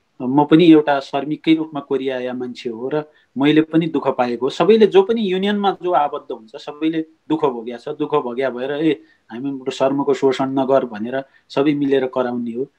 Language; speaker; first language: Nepali; native; Nepali